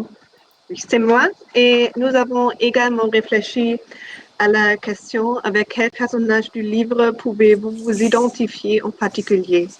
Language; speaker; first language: French; non-native, learner; German